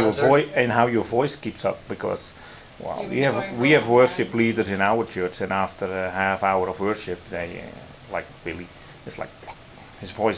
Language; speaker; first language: English; native; English